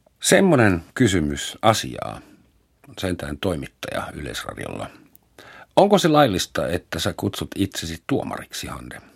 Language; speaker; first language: Finnish; non-native, fluent; German